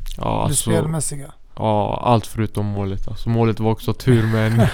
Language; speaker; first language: Swedish; early bilingual, other home language; Syriac